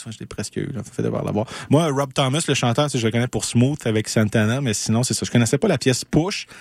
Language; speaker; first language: French; native; French